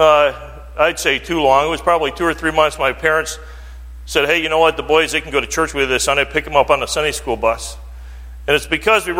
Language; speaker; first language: English; native; English